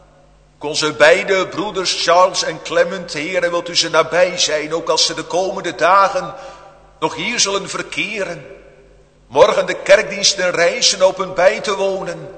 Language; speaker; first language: Dutch; native; Dutch